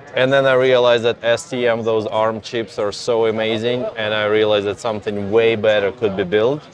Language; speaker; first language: English; non-native, fluent; Russian